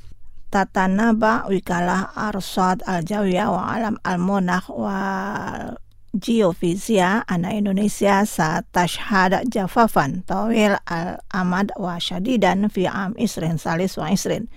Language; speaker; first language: Arabic; non-native, fluent; Indonesian